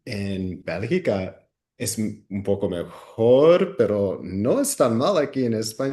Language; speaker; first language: Spanish; non-native, fluent; Dutch